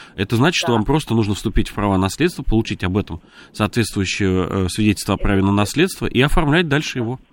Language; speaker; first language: Russian; native; Russian